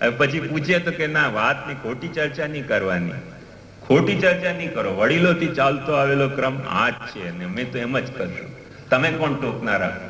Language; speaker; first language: Gujarati; non-native, local second language; Hindi